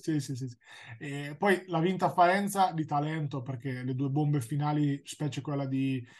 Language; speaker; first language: Italian; native; Italian